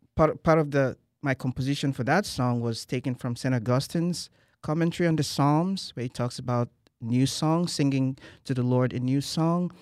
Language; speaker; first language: English; non-native, local second language; Igbo